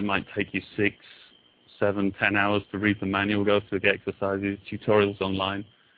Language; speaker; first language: English; native; English